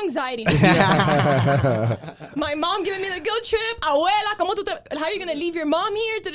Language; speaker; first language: English; native; English